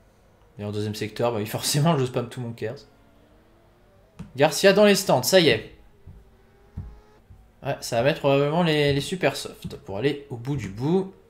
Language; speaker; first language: French; native; French